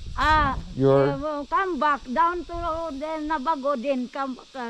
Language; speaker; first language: English; non-native, learner; Cebuano